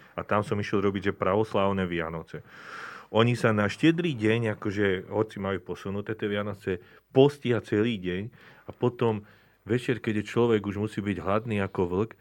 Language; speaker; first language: Slovak; native; Slovak